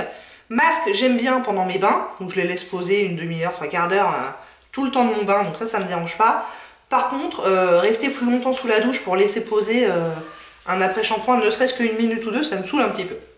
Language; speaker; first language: French; native; French